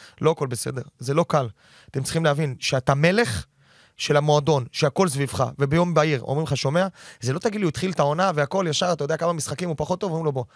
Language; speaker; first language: Hebrew; native; Hebrew